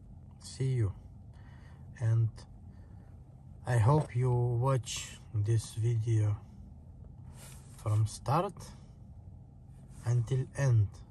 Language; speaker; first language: English; non-native, learner; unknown